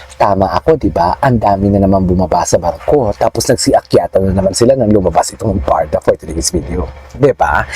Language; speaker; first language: Filipino; non-native, local second language; Hiligaynon